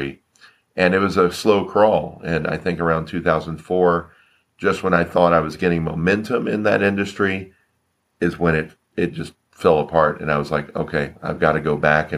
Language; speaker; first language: English; native; English